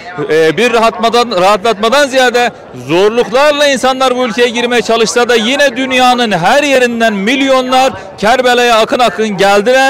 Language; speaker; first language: Turkish; native; Turkish